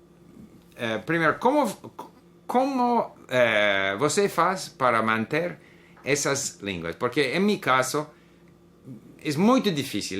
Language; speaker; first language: Portuguese; non-native, learner; English